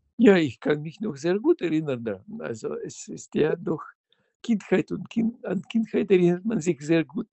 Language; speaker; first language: German; non-native, fluent; Russian